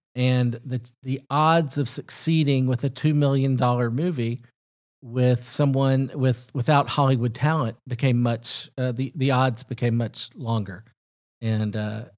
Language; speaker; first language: English; native; English